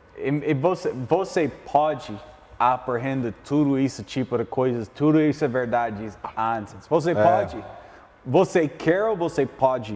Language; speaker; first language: Portuguese; non-native, learner; English